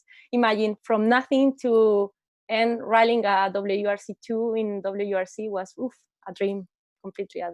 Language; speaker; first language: English; non-native, learner; Spanish